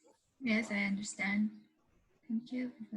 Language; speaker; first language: English; non-native, learner; Mongolian